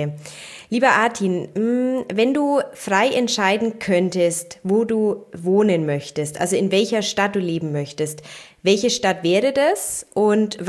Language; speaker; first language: German; native; German